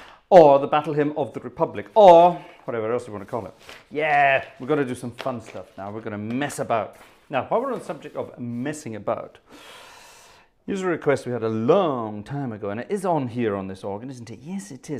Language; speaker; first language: English; native; English